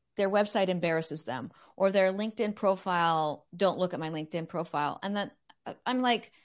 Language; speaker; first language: English; native; English